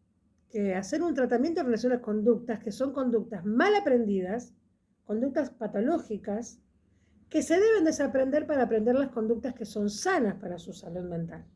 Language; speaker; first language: Spanish; native; Spanish